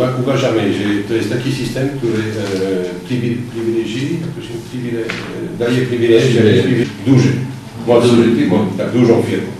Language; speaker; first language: Polish; non-native, learner; French